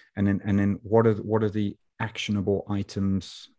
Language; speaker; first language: English; native; English